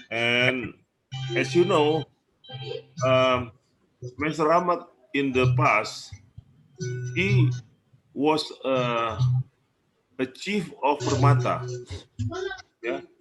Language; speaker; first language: English; non-native, learner; Indonesian